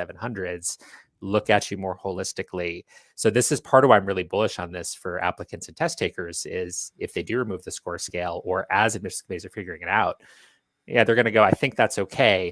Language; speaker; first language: English; native; English